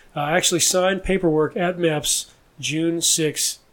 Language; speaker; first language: English; native; English